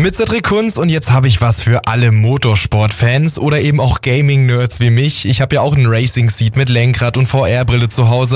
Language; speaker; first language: German; native; German